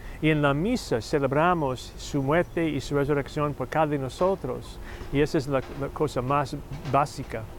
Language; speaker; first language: Spanish; non-native, fluent; English